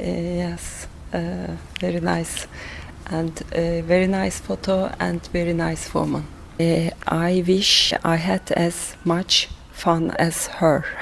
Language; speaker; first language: English; non-native, learner; Turkish